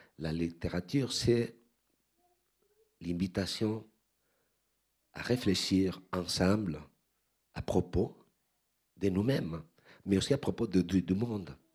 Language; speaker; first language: French; non-native, learner; Spanish